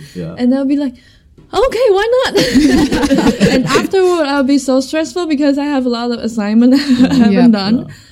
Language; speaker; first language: English; non-native, fluent; Chinese